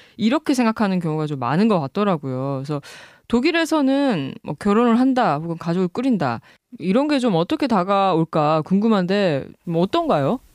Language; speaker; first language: Korean; native; Korean